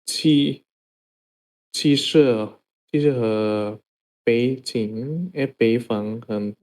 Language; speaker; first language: Chinese; non-native, learner; Indonesian